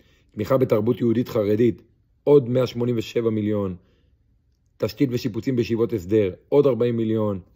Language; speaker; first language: Hebrew; native; Hebrew